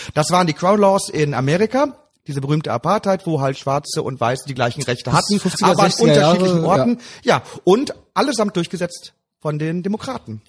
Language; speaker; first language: German; early bilingual, other home language; Turkish